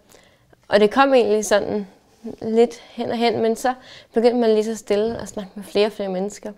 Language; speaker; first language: Danish; early bilingual, heritage; Danish